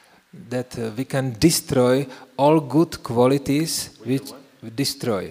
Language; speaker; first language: English; non-native, fluent; Czech